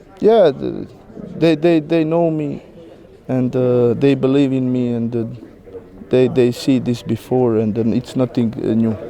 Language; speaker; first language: English; non-native, learner; Croatian